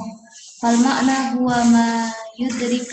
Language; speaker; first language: Arabic; non-native, learner; Indonesian